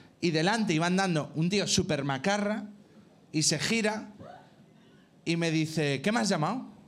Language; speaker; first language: Spanish; native; Spanish